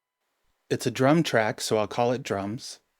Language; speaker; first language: English; native; English